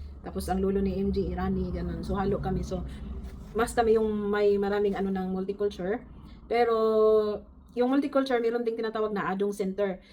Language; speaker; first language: Filipino; native; Filipino